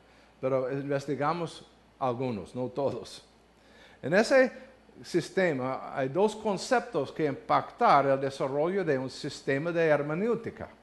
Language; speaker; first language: Spanish; non-native, learner; English